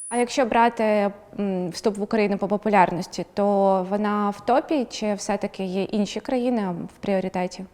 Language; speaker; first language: Ukrainian; native; Ukrainian